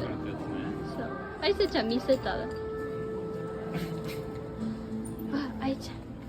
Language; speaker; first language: Japanese; non-native, learner; English